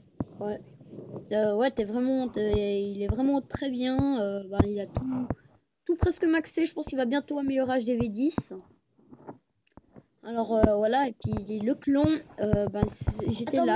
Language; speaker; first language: French; native; French